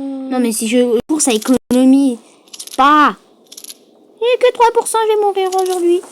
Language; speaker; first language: French; native; French